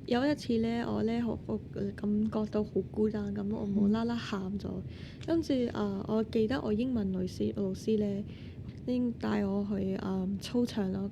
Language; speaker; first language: Cantonese; non-native, fluent; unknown